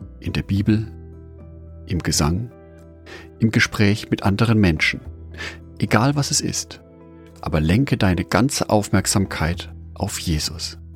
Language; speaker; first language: German; native; German